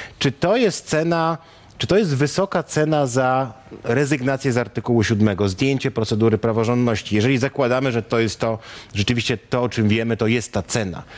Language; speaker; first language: Polish; native; Polish